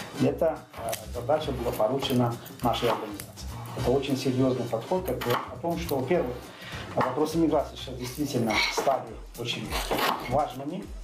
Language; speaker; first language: Russian; non-native, local second language; Azerbaijani